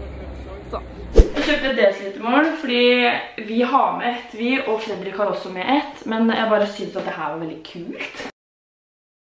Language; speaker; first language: Norwegian; native; Norwegian